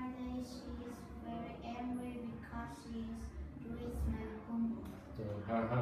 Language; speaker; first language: English; non-native, learner; Vietnamese